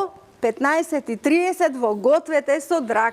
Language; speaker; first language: Macedonian; native; Macedonian